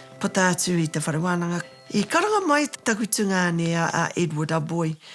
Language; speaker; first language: Māori; native; Māori